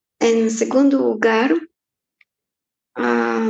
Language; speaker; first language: Portuguese; non-native, fluent; Bulgarian